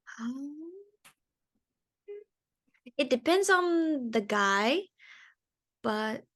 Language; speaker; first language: English; non-native, learner; Japanese